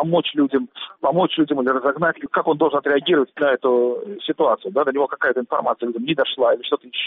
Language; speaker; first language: Russian; native; Russian